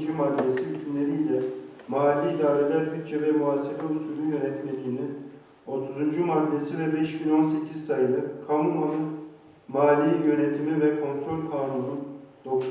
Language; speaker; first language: Turkish; native; Turkish